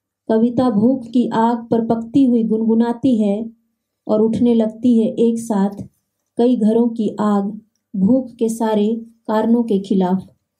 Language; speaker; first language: Hindi; non-native, local second language; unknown